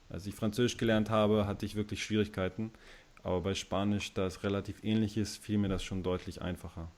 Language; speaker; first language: German; early bilingual, other home language; Russian